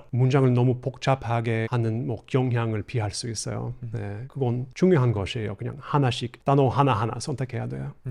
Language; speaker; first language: Korean; non-native, fluent; English